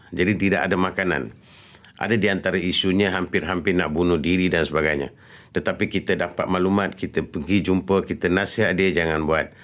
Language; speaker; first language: Malay; early bilingual, other home language; Rohingya